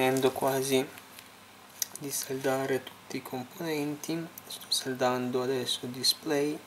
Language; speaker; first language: Italian; non-native, fluent; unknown